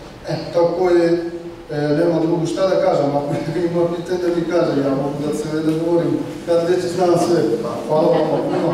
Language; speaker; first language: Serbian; non-native, learner; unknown